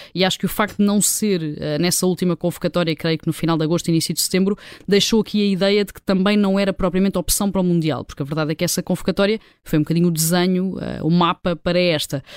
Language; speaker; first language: Portuguese; native; Portuguese